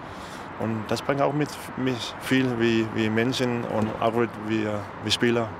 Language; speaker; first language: German; non-native, learner; Danish